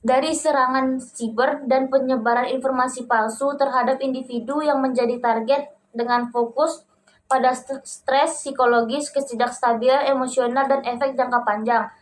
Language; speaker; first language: Indonesian; native; Indonesian